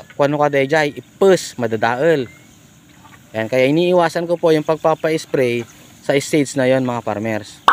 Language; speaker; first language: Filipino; non-native, local second language; Iloko